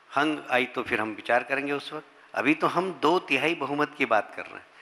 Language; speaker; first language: Hindi; native; Hindi